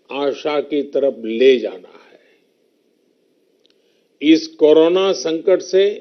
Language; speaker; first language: Hindi; native; Hindi